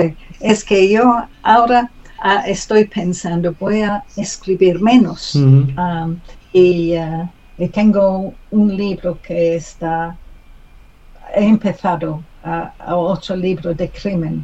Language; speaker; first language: Spanish; non-native, learner; English